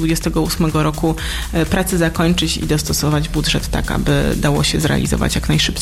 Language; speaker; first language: Polish; native; Polish